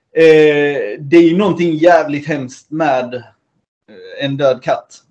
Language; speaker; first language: Swedish; early bilingual, other home language; Spanish